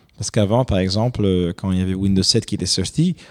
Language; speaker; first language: French; non-native, fluent; Romanian